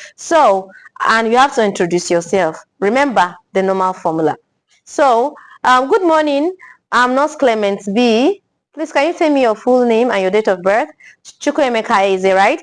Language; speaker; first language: English; non-native, local second language; Igbo